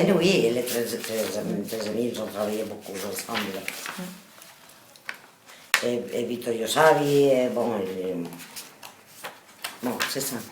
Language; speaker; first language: French; non-native, learner; Catalan